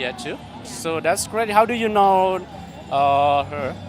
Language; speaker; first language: English; non-native, learner; Hmong